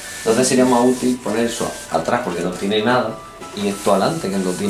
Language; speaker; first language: Spanish; native; Spanish